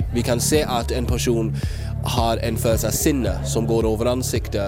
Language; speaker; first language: Norwegian; non-native, fluent; English